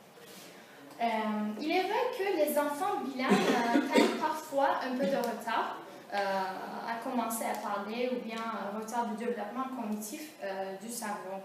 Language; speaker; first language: French; non-native, fluent; Turkish